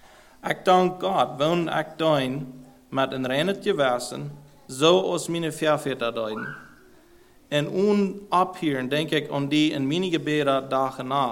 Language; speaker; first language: Dutch; non-native, learner; German